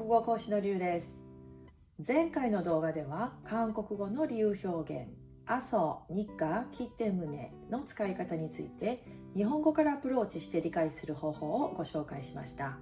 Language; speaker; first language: Japanese; early bilingual, heritage; Japanese